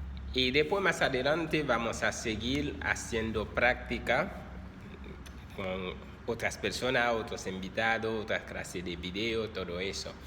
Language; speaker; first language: Spanish; non-native, fluent; Haitian Creole